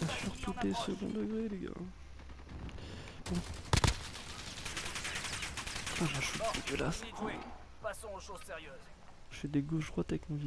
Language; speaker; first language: French; native; French